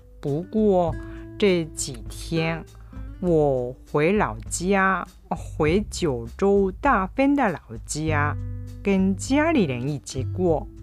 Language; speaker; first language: Chinese; non-native, fluent; Japanese